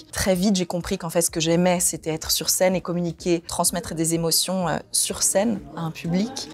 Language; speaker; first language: French; native; French